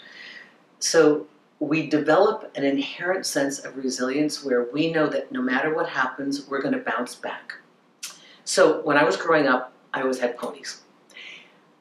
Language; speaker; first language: English; native; English